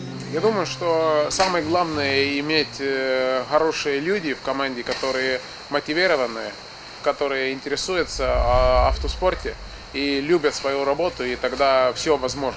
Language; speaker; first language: Russian; non-native, fluent; Estonian